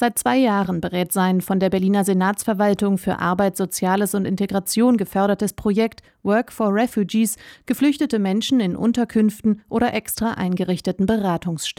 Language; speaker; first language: German; native; German